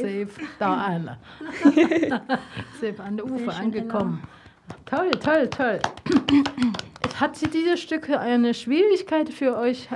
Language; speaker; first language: German; non-native, learner; Chinese